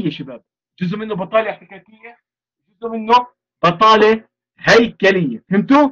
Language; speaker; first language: Arabic; native; Arabic